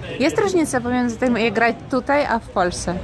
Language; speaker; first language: Polish; non-native, fluent; Ukrainian